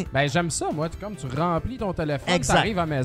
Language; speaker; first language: French; native; French